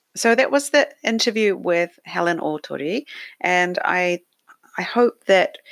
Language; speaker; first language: English; native; English